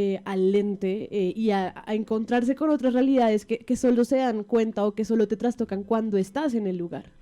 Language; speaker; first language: Spanish; native; Spanish